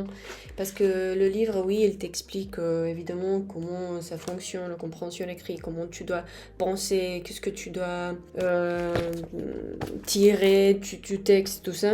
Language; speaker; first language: French; non-native, fluent; Spanish